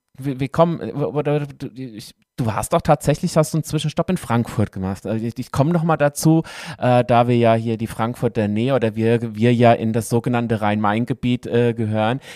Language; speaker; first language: German; native; German